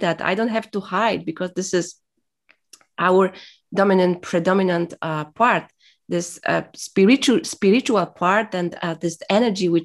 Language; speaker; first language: English; non-native, fluent; Polish